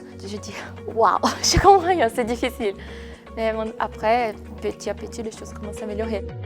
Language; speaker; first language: French; non-native, fluent; Portuguese